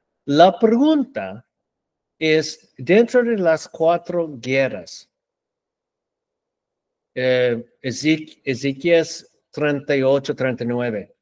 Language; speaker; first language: Spanish; non-native, learner; English